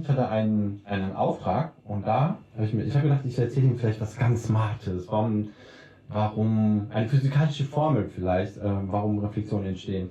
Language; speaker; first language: German; native; German